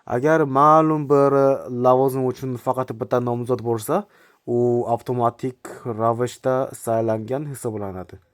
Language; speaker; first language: Uzbek; non-native, learner; Korean